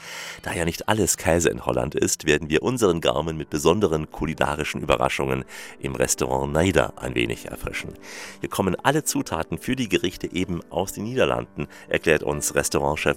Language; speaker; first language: German; native; German